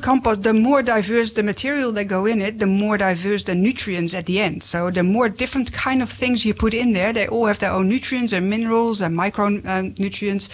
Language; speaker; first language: English; non-native, fluent; Dutch